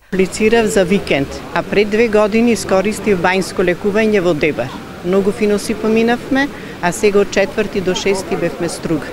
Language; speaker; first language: Macedonian; native; Macedonian